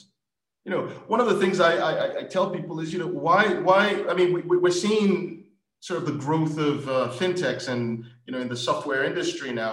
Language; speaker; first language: English; non-native, local second language; Yoruba